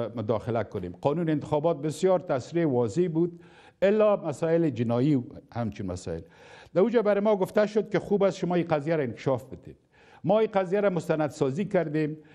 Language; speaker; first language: Persian; non-native, local second language; Pashto